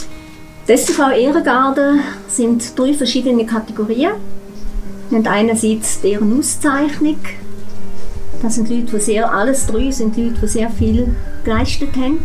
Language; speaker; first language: German; native; German